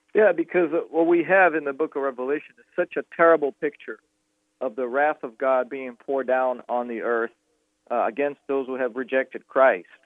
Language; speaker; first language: English; non-native, fluent; Portuguese